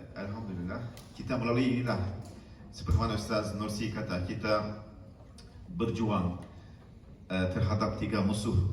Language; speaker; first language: Malay; non-native, fluent; Turkish